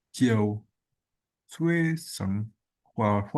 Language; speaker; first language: Chinese; non-native, learner; Indonesian